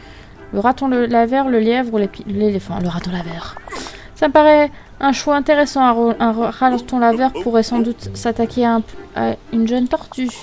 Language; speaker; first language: French; native; French